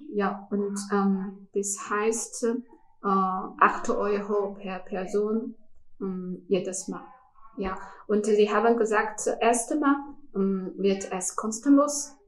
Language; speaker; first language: German; non-native, learner; Chinese